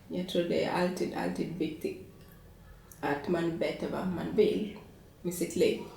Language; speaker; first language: Swedish; non-native, fluent; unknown